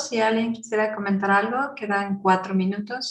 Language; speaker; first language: Spanish; native; Spanish